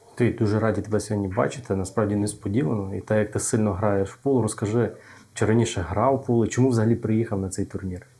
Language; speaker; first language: Ukrainian; native; Ukrainian